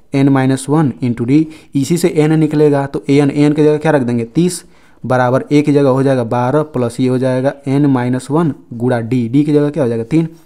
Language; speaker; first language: Hindi; native; Hindi